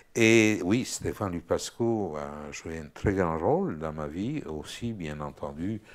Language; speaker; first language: French; non-native, fluent; Romanian